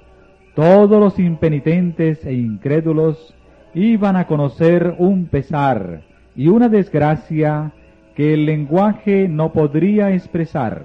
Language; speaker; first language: Spanish; native; Spanish